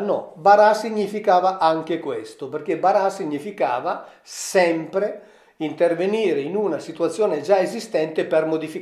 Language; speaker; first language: Italian; native; Italian